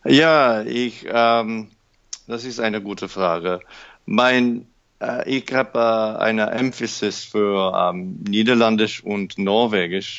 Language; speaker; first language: German; non-native, learner; English